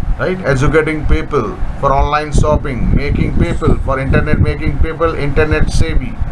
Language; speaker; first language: English; non-native, local second language; Hindi